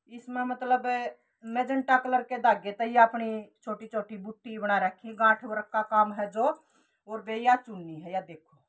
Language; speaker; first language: Hindi; native; Hindi